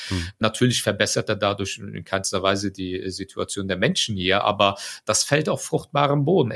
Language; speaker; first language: German; early bilingual, other home language; Turkish